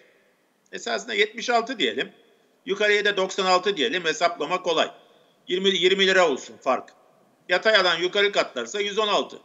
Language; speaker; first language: Turkish; native; Turkish